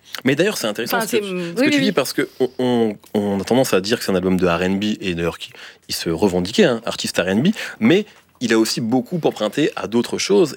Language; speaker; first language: French; native; French